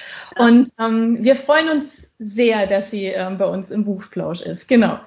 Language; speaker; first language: German; native; German